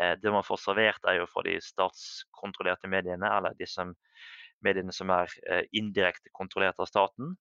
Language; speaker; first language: Norwegian; native; Norwegian